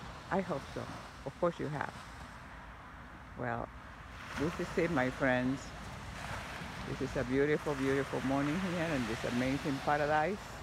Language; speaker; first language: English; non-native, fluent; Spanish